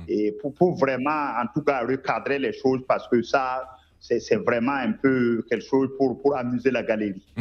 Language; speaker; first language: French; non-native, local second language; Mossi